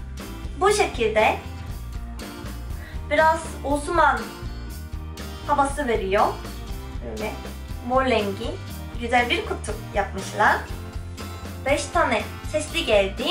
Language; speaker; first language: Turkish; non-native, fluent; Korean